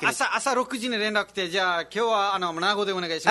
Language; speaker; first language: Japanese; non-native, fluent; Nepali